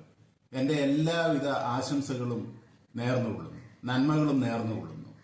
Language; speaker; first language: Malayalam; native; Malayalam